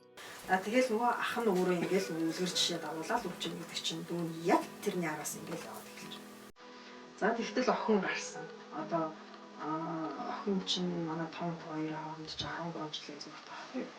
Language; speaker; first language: Mongolian; native; Mongolian